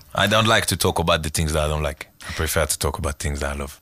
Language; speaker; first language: English; non-native, fluent; French